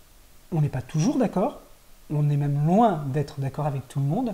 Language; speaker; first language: French; native; French